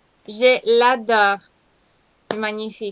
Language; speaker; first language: French; non-native, learner; Italian